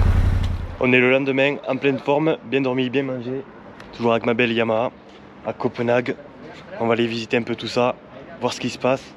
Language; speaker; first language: French; native; French